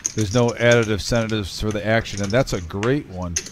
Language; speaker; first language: English; native; English